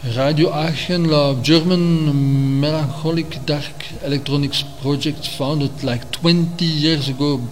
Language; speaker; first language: English; non-native, fluent; Dutch